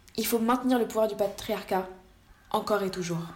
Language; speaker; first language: French; native; French